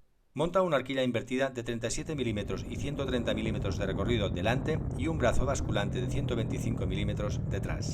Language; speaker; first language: Spanish; native; Spanish